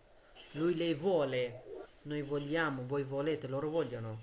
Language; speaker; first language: Italian; non-native, fluent; Bangla